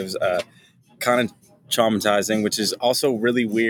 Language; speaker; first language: English; native; English